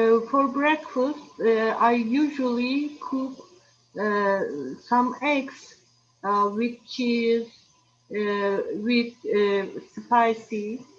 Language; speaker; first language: English; non-native, learner; Turkish